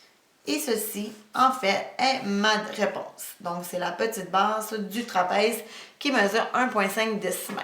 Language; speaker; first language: French; native; French